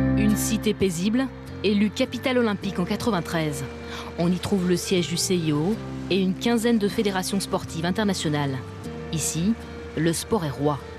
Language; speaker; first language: French; native; French